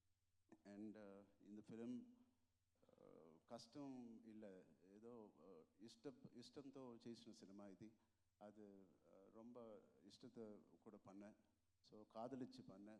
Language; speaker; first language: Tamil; non-native, local second language; Telugu